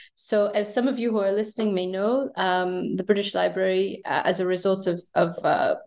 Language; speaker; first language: English; native; English